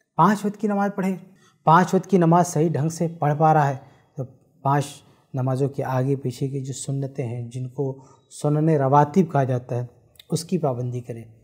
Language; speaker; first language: Hindi; native; Hindi